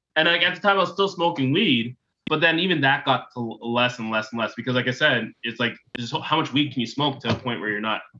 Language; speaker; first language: English; native; English